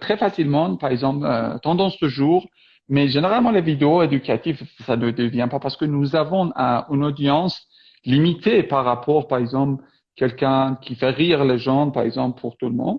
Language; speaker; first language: French; non-native, fluent; Persian